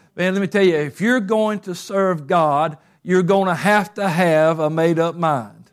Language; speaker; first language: English; native; English